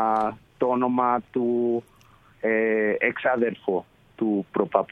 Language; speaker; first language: Greek; early bilingual, heritage; Spanish